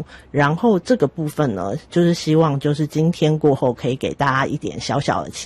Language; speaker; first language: Chinese; native; Chinese